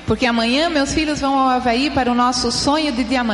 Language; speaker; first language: Portuguese; native; Portuguese